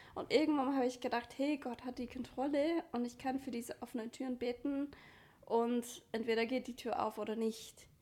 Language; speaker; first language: German; non-native, fluent; English